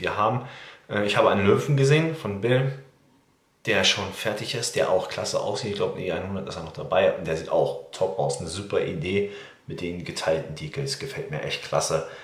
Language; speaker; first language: German; native; German